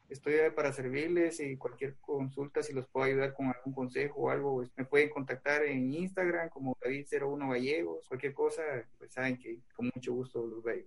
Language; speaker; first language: Spanish; native; Spanish